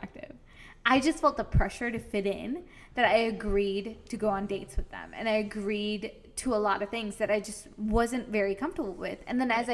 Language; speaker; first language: English; native; English